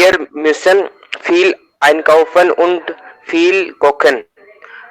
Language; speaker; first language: German; non-native, learner; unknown